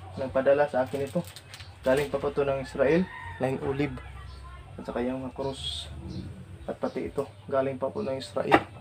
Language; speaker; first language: Filipino; non-native, local second language; Cebuano